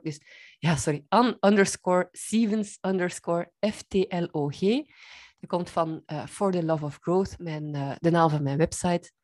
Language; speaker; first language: Dutch; native; Dutch